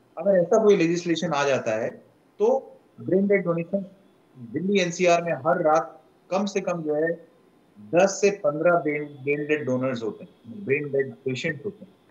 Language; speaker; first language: Hindi; native; Hindi